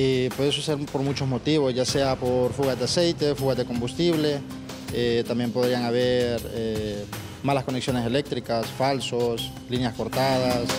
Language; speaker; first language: Spanish; native; Spanish